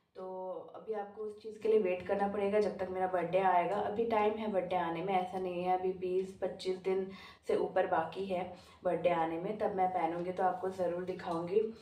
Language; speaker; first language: Hindi; non-native, local second language; Bangla